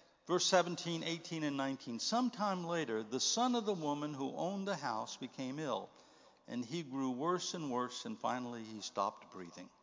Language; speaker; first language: English; native; English